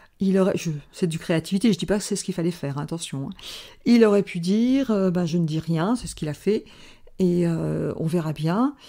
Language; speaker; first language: French; native; French